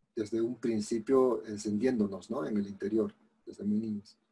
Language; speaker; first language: Spanish; native; Spanish